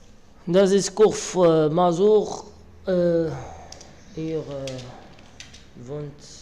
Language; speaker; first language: German; non-native, learner; Arabic